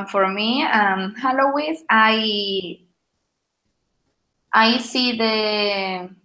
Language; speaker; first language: English; non-native, learner; Spanish